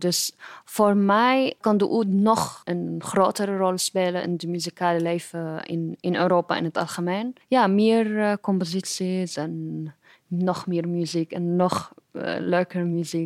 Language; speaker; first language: Dutch; non-native, fluent; Arabic